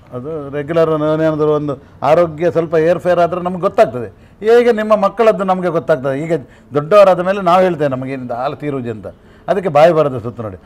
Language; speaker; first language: Kannada; non-native, local second language; Tulu